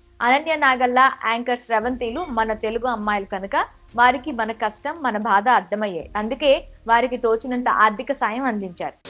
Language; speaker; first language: Telugu; native; Telugu